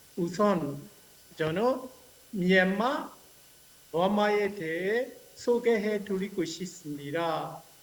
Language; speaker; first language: Korean; non-native, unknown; Burmese